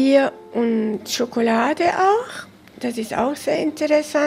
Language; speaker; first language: German; early bilingual, heritage; German